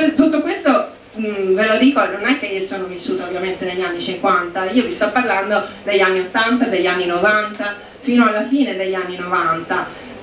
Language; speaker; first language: Italian; native; Italian